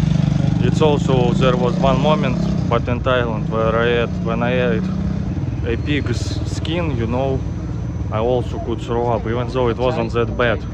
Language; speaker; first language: English; non-native, fluent; Russian